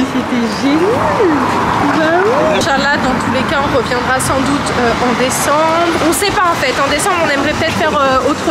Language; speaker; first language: French; native; French